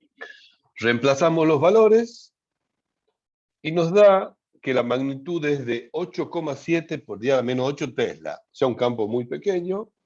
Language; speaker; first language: Spanish; native; Spanish